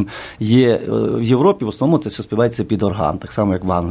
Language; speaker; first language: Ukrainian; native; Ukrainian